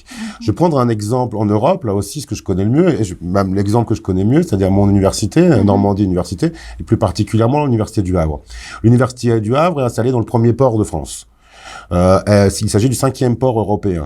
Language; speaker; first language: French; native; French